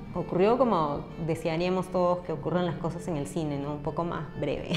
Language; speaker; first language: Spanish; native; Spanish